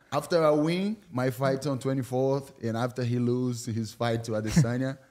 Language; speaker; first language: English; non-native, fluent; Portuguese